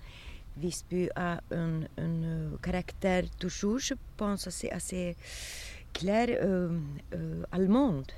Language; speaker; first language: French; non-native, fluent; Swedish